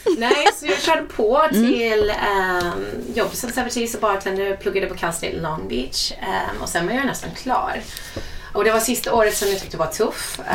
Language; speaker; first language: Swedish; non-native, fluent; English